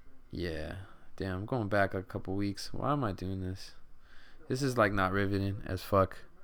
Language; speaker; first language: English; early bilingual, other home language; Spanish